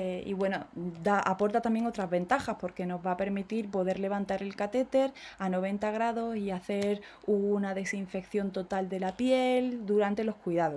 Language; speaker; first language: Spanish; native; Spanish